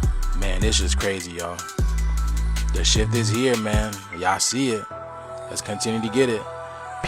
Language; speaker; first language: English; native; English